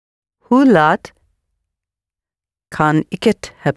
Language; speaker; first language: Dutch; non-native, learner; English